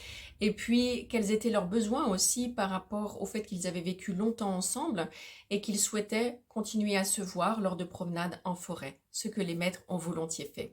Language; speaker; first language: French; native; French